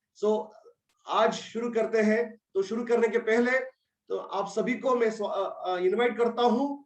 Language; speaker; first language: Hindi; non-native, local second language; Kannada